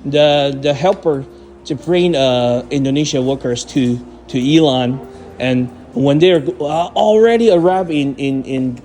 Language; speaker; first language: English; non-native, fluent; Chinese